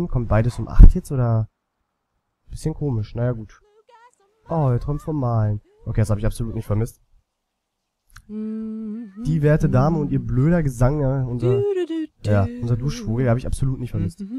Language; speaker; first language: German; native; German